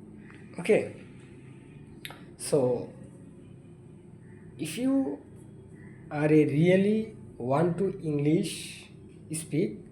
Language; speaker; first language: English; non-native, learner; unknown